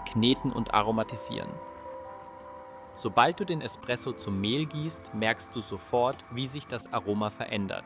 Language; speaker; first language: German; native; German